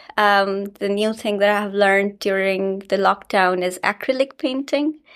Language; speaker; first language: English; non-native, local second language; Hindi